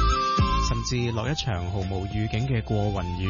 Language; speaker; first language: Chinese; non-native, local second language; Cantonese